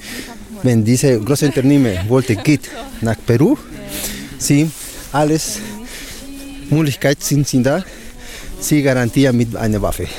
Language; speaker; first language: German; non-native, learner; Spanish